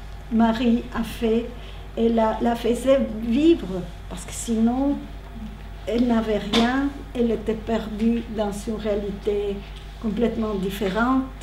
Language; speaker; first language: French; non-native, learner; Spanish